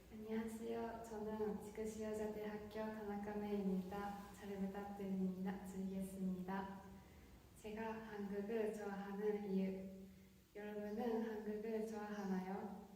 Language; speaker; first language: Korean; non-native, fluent; Japanese